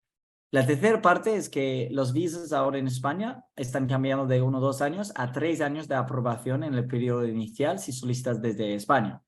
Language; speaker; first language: Spanish; non-native, fluent; English